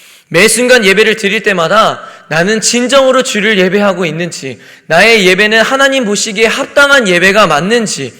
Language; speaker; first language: Korean; native; Korean